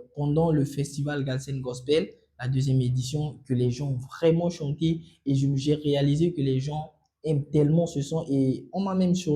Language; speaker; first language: French; non-native, local second language; Sango